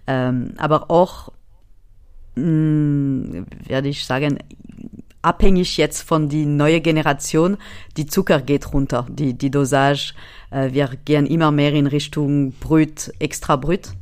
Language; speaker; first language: German; non-native, fluent; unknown